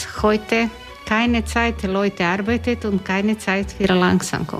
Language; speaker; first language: German; non-native, learner; Croatian